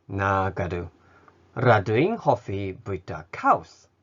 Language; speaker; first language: Welsh; non-native, fluent; Japanese